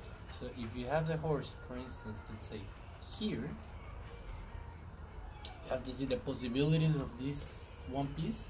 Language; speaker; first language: English; non-native, fluent; Spanish